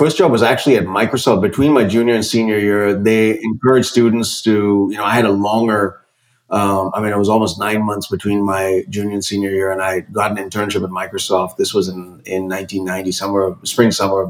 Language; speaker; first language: English; non-native, local second language; Malayalam